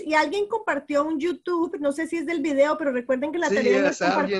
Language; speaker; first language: Spanish; native; Spanish